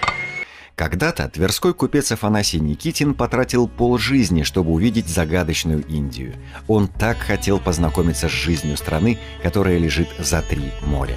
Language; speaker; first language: Russian; native; Russian